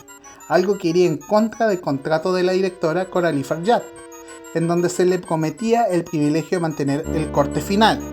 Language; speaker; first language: Spanish; native; Spanish